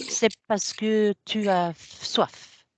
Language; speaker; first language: French; non-native, learner; English